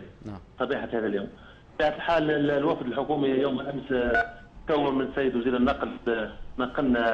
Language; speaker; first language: Arabic; native; Arabic